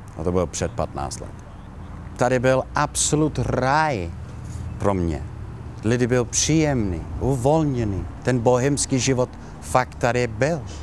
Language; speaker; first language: Czech; non-native, learner; Italian